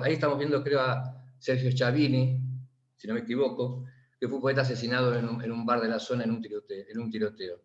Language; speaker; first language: Spanish; native; Spanish